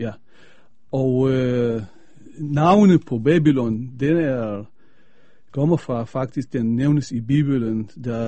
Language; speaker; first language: Danish; non-native, fluent; Arabic